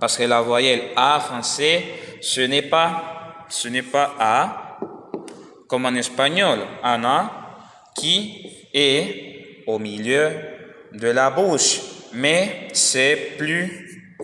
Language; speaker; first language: French; non-native, learner; Spanish